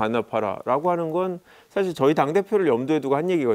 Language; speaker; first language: Korean; native; Korean